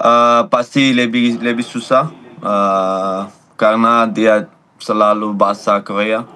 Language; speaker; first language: Indonesian; non-native, learner; Dutch